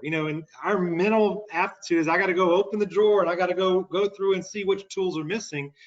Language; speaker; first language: English; native; English